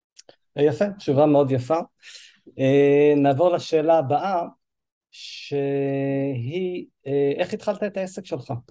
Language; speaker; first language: Hebrew; native; Hebrew